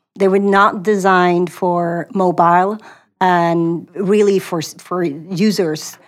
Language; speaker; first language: English; non-native, fluent; Swedish